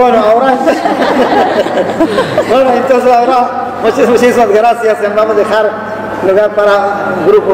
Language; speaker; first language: Spanish; non-native, learner; Arabic